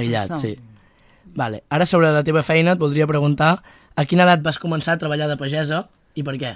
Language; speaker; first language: Catalan; native; Catalan